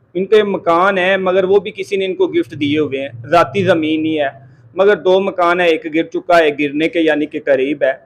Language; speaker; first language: Urdu; non-native, local second language; Punjabi